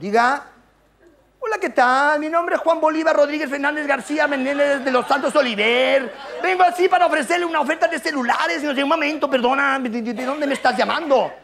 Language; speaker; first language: Spanish; non-native, local second language; Catalan